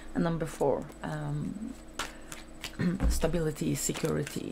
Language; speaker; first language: English; non-native, fluent; Norwegian